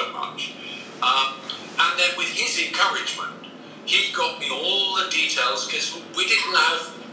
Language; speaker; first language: English; native; English